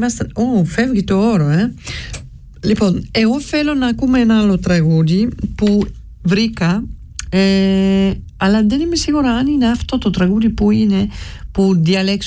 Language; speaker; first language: Greek; early bilingual, heritage; Greek